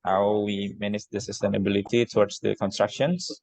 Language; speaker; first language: English; non-native, learner; Indonesian